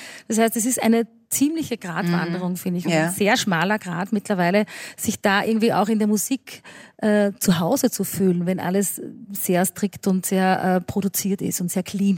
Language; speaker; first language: German; native; German